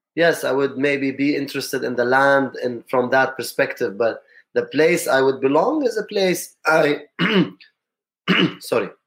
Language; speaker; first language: English; non-native, fluent; Arabic